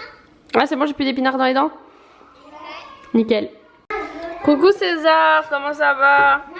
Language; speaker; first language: French; native; French